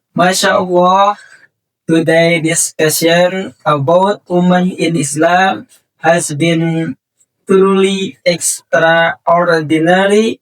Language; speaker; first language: English; non-native, learner; Indonesian